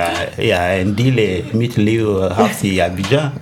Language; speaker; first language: Danish; non-native, fluent; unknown